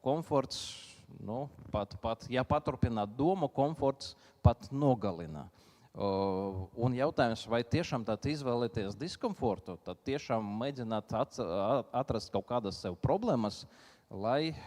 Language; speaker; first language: Latvian; non-native, local second language; Russian